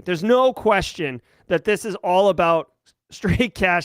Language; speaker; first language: English; native; English